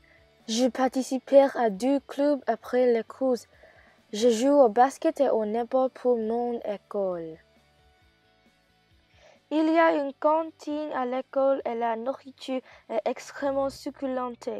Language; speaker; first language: French; non-native, learner; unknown